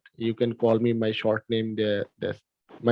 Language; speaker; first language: English; non-native, learner; Bangla